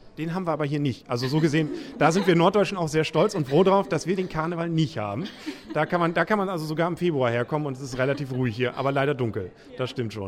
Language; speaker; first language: German; native; German